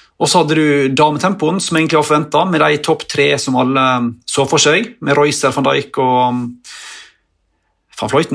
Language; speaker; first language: Norwegian; native; Norwegian